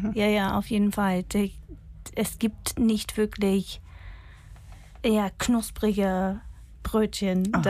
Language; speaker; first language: German; non-native, fluent; English